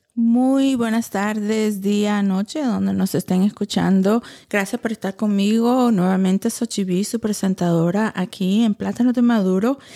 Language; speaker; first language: Spanish; early bilingual, heritage; Spanish